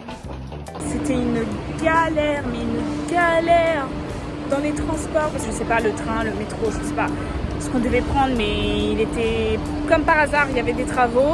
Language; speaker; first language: French; native; French